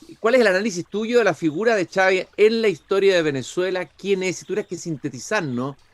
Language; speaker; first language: Spanish; native; Spanish